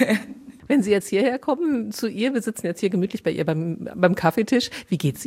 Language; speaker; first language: German; native; German